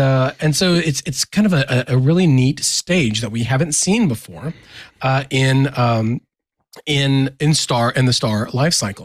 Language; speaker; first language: English; native; English